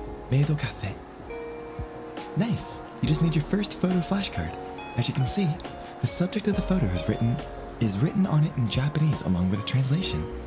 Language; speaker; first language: English; native; English